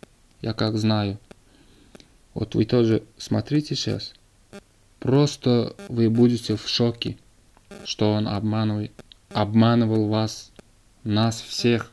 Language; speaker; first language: Russian; non-native, learner; Turkmen